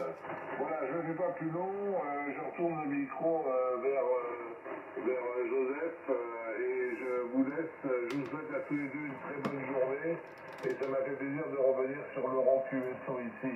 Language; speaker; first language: French; native; French